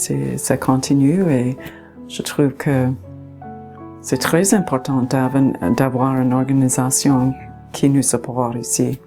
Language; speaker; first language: French; non-native, local second language; English